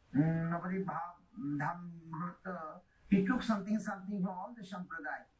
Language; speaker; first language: English; non-native, local second language; Bangla